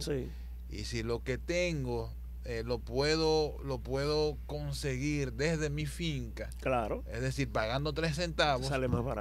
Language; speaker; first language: Spanish; native; Spanish